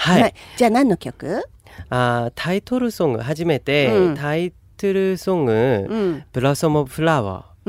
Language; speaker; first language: Japanese; non-native, learner; Korean